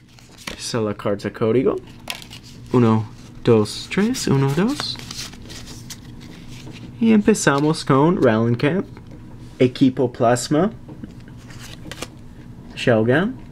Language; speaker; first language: Spanish; non-native, learner; English